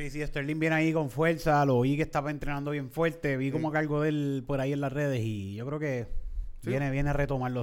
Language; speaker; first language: Spanish; native; Spanish